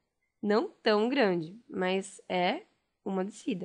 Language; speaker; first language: Portuguese; native; Portuguese